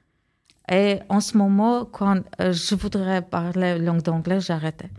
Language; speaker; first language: French; non-native, learner; Armenian